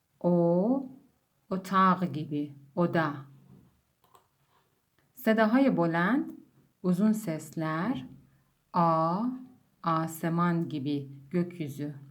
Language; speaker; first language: Turkish; non-native, fluent; Persian